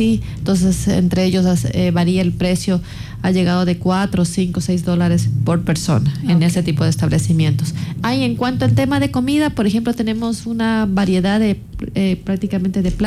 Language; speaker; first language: Spanish; native; Spanish